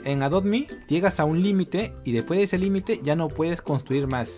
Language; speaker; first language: Spanish; native; Spanish